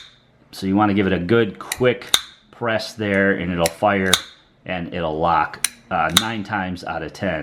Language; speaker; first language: English; native; English